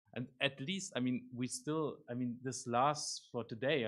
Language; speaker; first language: English; non-native, fluent; German